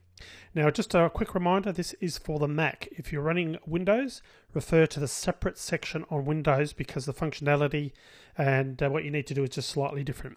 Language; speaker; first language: English; native; English